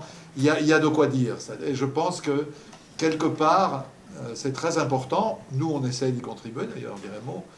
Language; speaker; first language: French; native; French